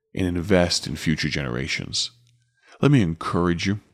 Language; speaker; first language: English; native; English